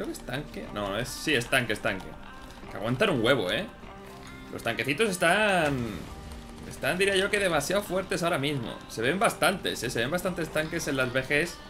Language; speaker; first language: Spanish; native; Spanish